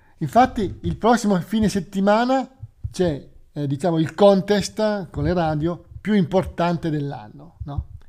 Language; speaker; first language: Italian; native; Italian